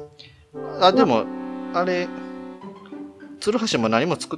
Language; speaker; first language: Japanese; native; Japanese